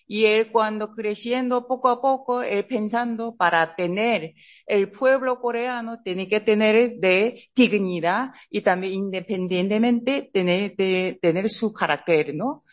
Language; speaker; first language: Spanish; non-native, learner; Korean